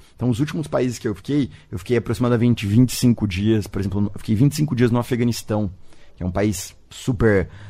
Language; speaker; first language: Portuguese; native; Portuguese